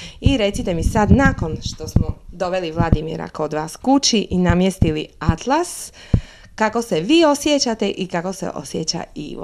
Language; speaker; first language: Croatian; native; Croatian